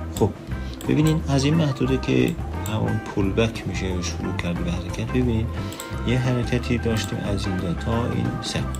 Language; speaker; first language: Persian; non-native, local second language; Azerbaijani